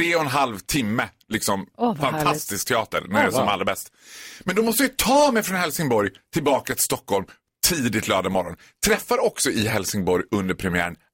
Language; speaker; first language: Swedish; native; Swedish